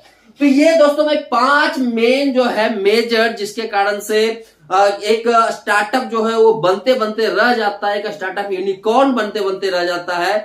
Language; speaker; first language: Hindi; native; Hindi